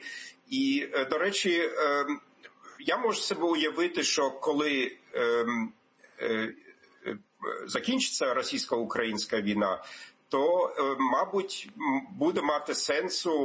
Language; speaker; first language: Ukrainian; non-native, fluent; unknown